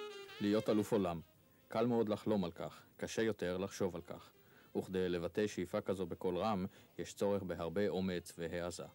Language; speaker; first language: Hebrew; native; Hebrew